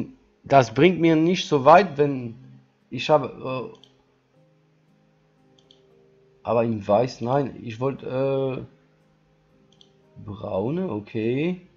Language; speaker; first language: German; non-native, learner; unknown